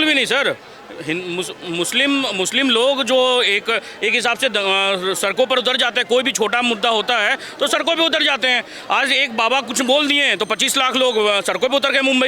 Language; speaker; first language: Hindi; native; Hindi